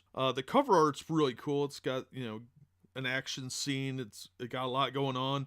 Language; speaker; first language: English; native; English